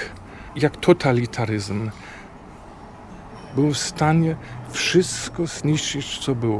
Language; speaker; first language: Polish; non-native, fluent; German